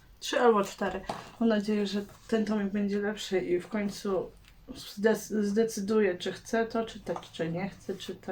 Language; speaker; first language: Polish; native; Polish